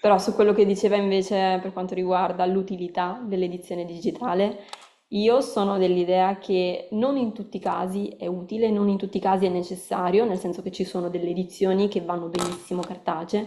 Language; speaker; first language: Italian; native; Italian